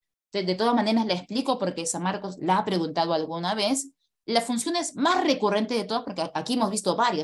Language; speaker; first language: Spanish; native; Spanish